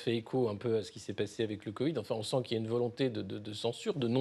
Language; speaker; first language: French; native; French